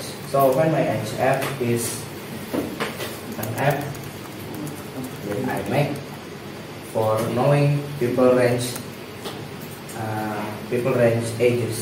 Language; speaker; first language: English; non-native, learner; Indonesian